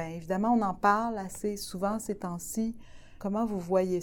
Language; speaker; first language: French; native; French